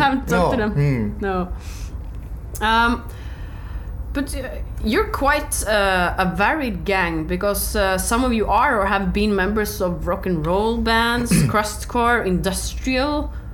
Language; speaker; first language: English; non-native, learner; Norwegian